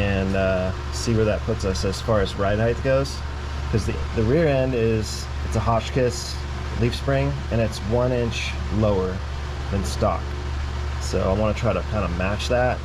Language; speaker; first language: English; native; English